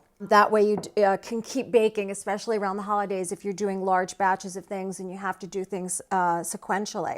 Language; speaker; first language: English; native; English